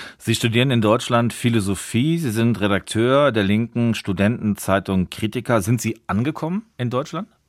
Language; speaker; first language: German; native; German